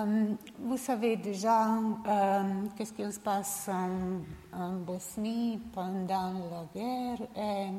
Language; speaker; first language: French; non-native, learner; Serbian